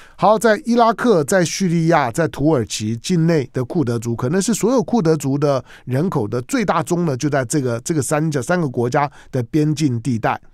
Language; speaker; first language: Chinese; native; Chinese